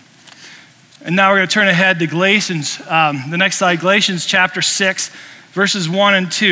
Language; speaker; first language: English; native; English